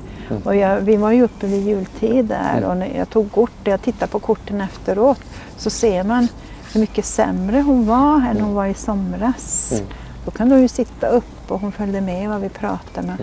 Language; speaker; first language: Swedish; native; Swedish